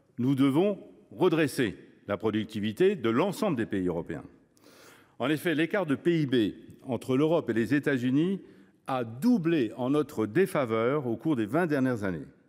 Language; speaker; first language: French; native; French